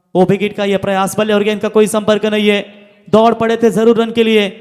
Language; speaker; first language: Hindi; non-native, local second language; Marathi